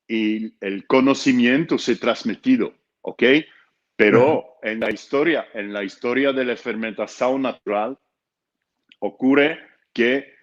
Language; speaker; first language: Spanish; non-native, fluent; Dutch